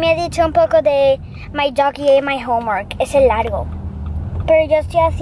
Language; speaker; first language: Spanish; early bilingual, other home language; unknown